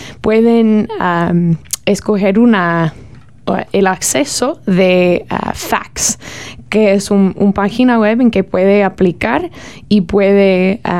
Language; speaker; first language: Spanish; non-native, learner; English